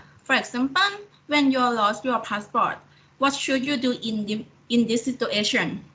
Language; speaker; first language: English; non-native, fluent; Thai